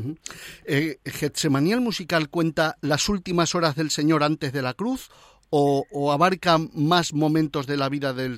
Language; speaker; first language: Spanish; native; Spanish